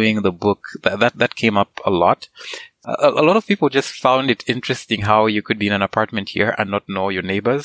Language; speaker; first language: English; non-native, local second language; Nyanja